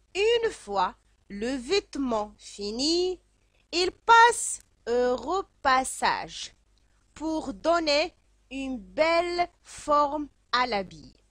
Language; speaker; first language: French; non-native, local second language; Arabic